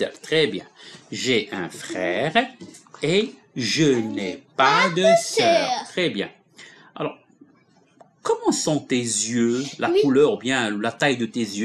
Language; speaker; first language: French; non-native, local second language; Arabic